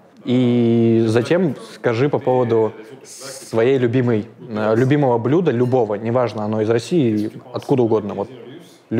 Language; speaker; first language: Russian; native; Russian